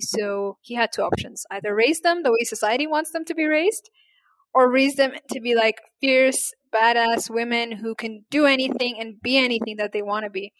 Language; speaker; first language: English; non-native, fluent; Amharic